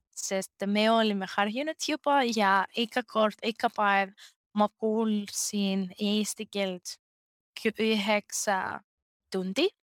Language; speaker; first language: Estonian; non-native, learner; Greek